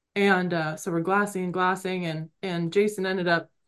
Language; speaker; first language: English; native; English